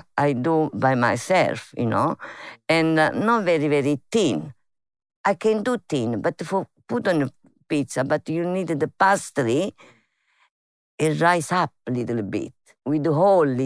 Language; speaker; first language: English; non-native, learner; Italian